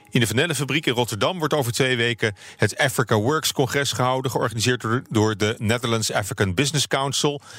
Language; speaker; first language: Dutch; native; Dutch